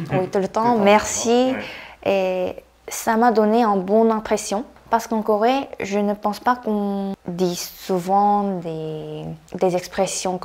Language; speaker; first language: French; non-native, fluent; Korean